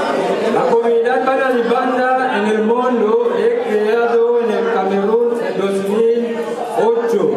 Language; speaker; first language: Spanish; non-native, learner; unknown